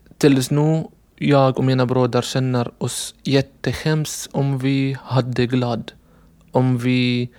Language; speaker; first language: Swedish; non-native, learner; Arabic